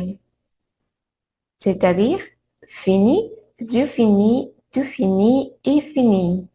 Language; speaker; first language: French; non-native, learner; Spanish